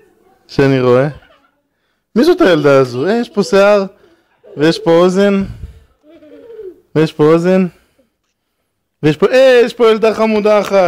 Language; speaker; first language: Hebrew; native; Hebrew